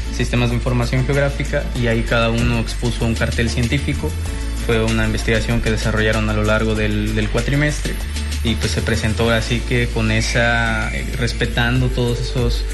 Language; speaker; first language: Spanish; native; Spanish